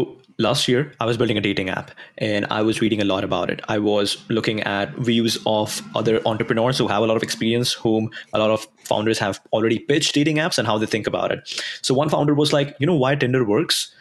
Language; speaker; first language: English; non-native, local second language; Hindi